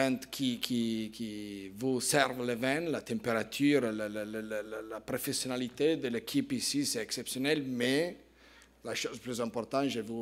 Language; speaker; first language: French; non-native, fluent; Italian